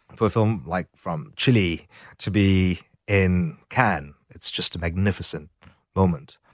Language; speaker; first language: English; native; English